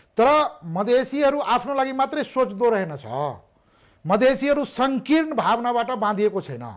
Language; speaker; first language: Nepali; non-native, local second language; Maithili